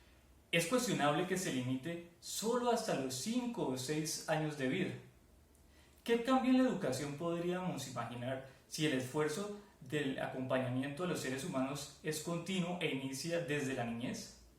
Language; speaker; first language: Spanish; native; Spanish